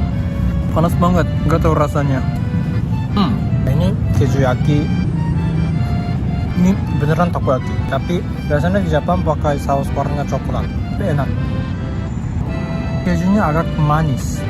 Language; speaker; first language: Indonesian; non-native, learner; Japanese